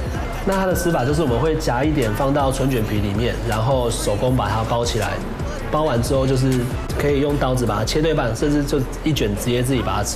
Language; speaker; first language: Chinese; native; Chinese